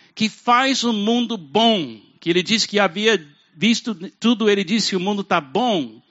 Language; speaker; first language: Portuguese; non-native, fluent; English